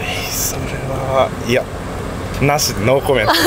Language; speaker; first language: Japanese; native; Japanese